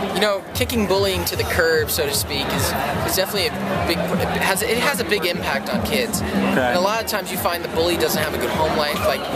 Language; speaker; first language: English; native; English